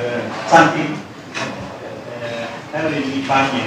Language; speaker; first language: Chinese; non-native, learner; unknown